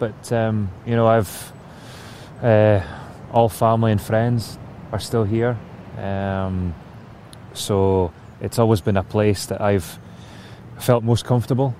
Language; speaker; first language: English; native; English